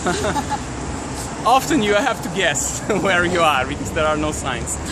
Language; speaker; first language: English; non-native, fluent; Italian